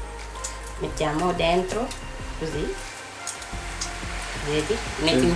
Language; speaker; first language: Italian; non-native, learner; Wolof